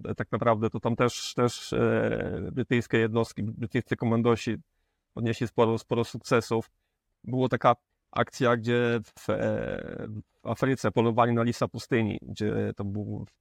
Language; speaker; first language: Polish; native; Polish